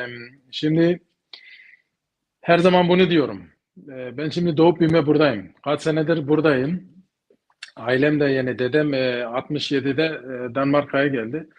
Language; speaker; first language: Turkish; early bilingual, heritage; Kurdish